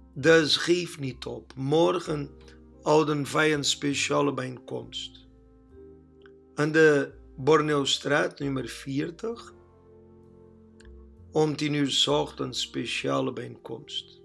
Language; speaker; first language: Dutch; non-native, learner; Portuguese